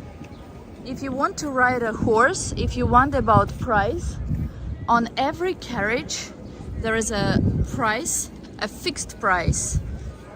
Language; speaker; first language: English; non-native, fluent; Russian